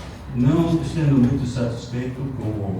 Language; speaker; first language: Portuguese; non-native, fluent; English